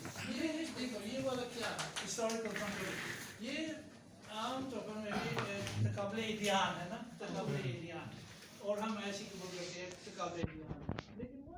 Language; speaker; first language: Hindi; non-native, fluent; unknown